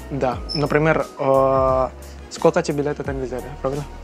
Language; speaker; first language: Russian; non-native, learner; Indonesian